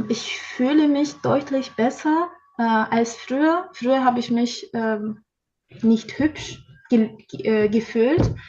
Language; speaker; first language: German; non-native, learner; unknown